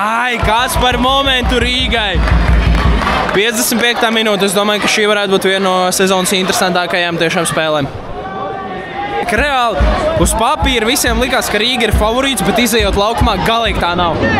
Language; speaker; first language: Latvian; native; Latvian